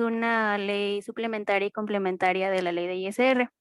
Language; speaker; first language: Spanish; native; Spanish